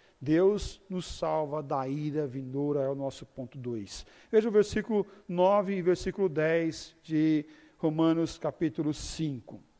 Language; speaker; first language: Portuguese; native; Portuguese